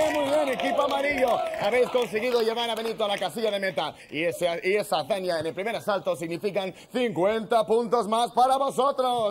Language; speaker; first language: Spanish; native; Spanish